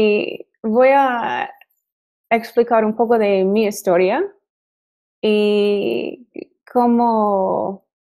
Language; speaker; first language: Spanish; non-native, learner; English